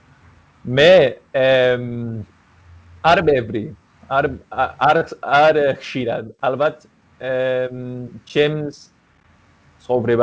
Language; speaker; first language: Georgian; non-native, learner; English